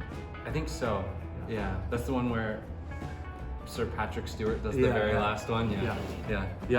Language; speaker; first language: English; native; English